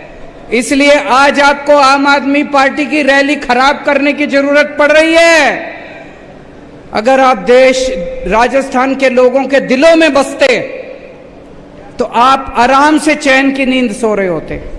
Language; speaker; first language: Hindi; native; Hindi